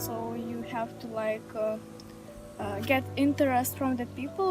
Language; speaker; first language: English; non-native, learner; Lithuanian